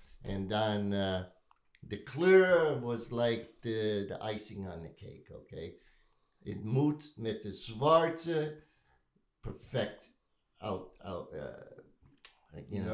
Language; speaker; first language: Dutch; non-native, learner; English